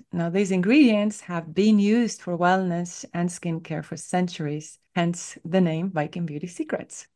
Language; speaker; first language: English; non-native, fluent; Estonian